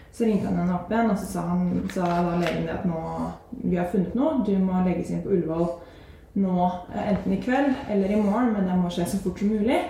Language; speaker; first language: Norwegian; native; Norwegian